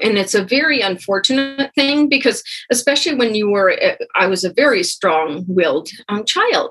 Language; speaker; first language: English; early bilingual, other home language; German